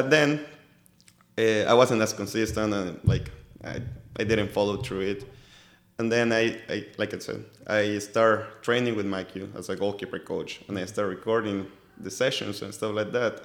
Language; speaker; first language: English; non-native, fluent; Spanish